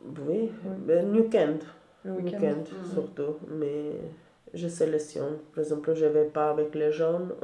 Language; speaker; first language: French; non-native, learner; Albanian